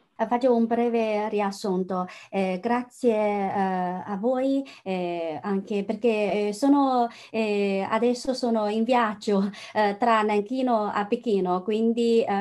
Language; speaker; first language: Italian; non-native, fluent; Chinese